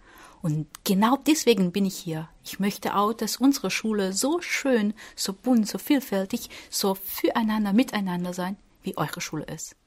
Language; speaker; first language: German; non-native, fluent; Portuguese